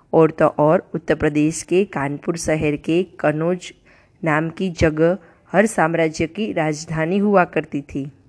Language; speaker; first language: Hindi; non-native, local second language; Gujarati